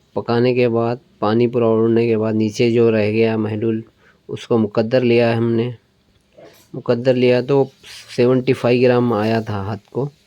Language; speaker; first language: Urdu; native; Urdu